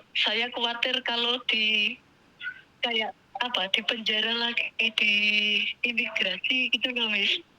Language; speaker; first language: Indonesian; non-native, local second language; Javanese